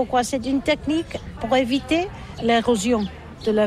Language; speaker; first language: French; non-native, learner; Catalan